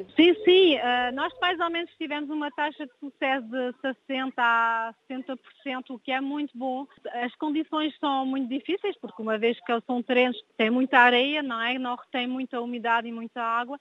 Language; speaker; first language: Portuguese; early bilingual, heritage; French